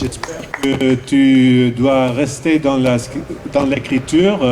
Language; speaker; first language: French; non-native, fluent; Swedish